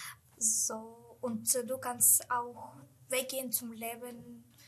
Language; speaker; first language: German; non-native, learner; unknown